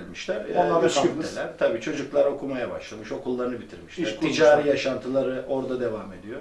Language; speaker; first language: Turkish; early bilingual, other home language; Albanian